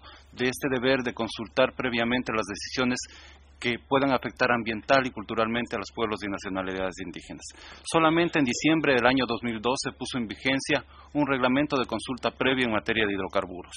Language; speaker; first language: Spanish; native; Spanish